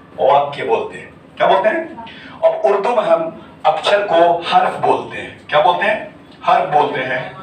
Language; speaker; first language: Urdu; native; Urdu